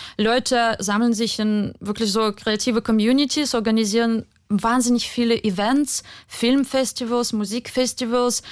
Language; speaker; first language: German; non-native, fluent; Ukrainian